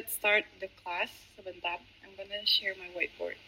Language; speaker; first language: English; non-native, fluent; Indonesian